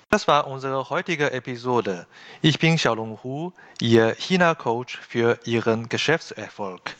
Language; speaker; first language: German; non-native, fluent; Chinese